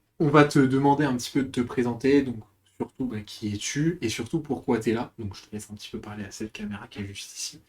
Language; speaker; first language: French; native; French